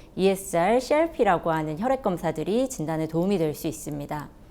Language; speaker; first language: Korean; native; Korean